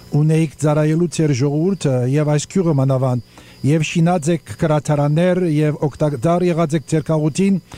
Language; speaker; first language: Armenian; early bilingual, heritage; Armenian